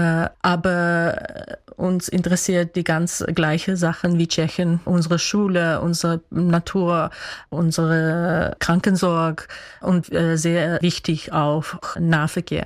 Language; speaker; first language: German; non-native, fluent; Dutch